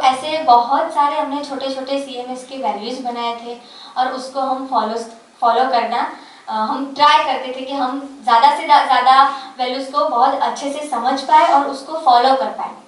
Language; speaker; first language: Hindi; native; Hindi